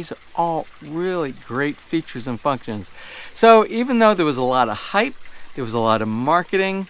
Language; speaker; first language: English; native; English